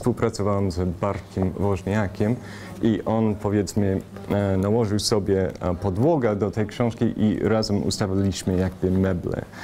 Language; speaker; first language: Polish; non-native, fluent; English